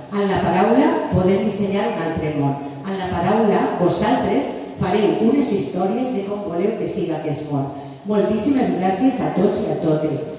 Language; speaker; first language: Catalan; non-native, local second language; Spanish